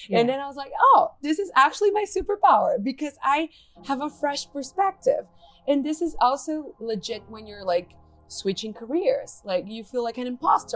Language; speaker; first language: English; non-native, fluent; Portuguese